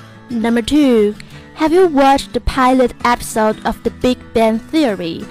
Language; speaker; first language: English; non-native, fluent; Chinese